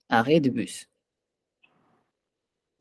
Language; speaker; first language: French; non-native, fluent; Hindi